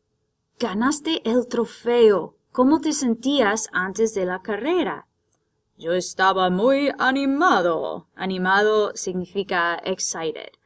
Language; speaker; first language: Spanish; non-native, fluent; English